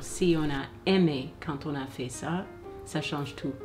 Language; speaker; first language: French; non-native, fluent; English